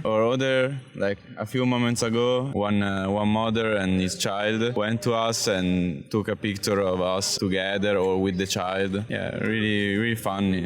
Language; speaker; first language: English; non-native, fluent; Italian